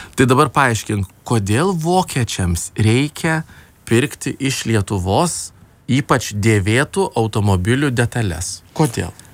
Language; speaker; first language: Lithuanian; native; Lithuanian